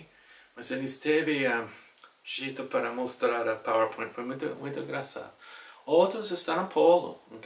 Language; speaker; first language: Portuguese; non-native, fluent; English